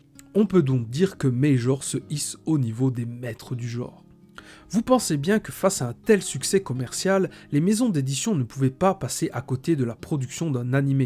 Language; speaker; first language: French; native; French